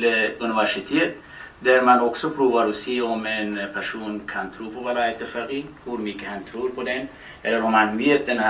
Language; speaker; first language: Swedish; non-native, fluent; Baluchi